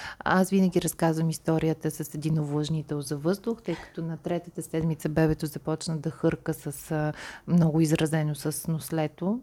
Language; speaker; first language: Bulgarian; native; Bulgarian